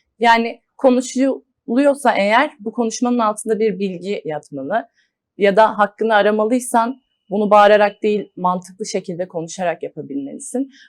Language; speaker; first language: Turkish; native; Turkish